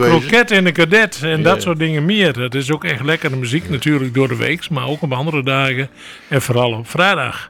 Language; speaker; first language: Dutch; native; Dutch